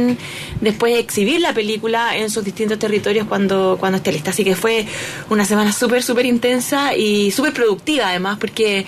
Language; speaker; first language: Spanish; native; Spanish